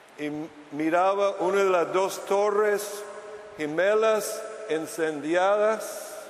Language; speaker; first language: Spanish; non-native, fluent; English